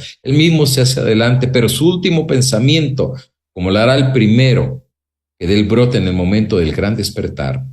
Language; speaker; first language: Spanish; native; Spanish